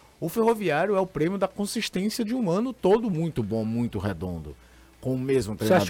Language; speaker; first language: Portuguese; native; Portuguese